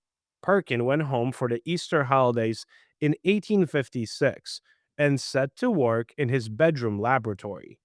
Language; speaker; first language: English; native; English